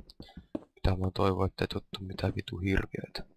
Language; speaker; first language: Finnish; native; Finnish